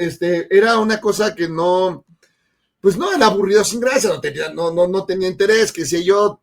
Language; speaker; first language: Spanish; native; Spanish